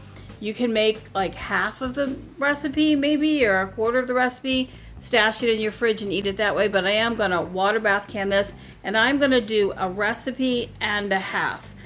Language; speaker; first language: English; native; English